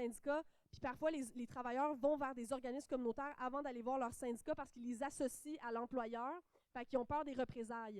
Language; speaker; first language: French; native; French